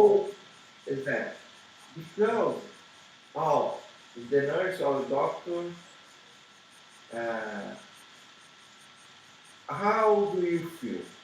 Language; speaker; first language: English; non-native, learner; Portuguese